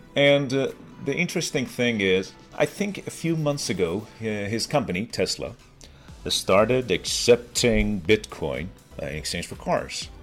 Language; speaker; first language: English; non-native, fluent; Persian